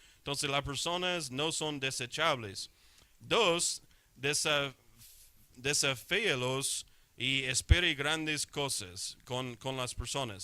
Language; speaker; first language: Spanish; non-native, fluent; English